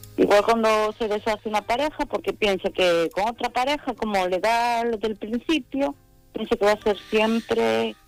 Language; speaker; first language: Spanish; native; Spanish